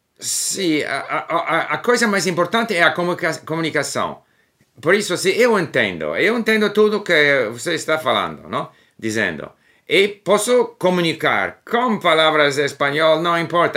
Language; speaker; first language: Portuguese; non-native, learner; English